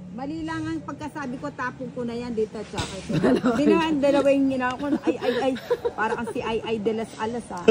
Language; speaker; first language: Filipino; non-native, local second language; Pampanga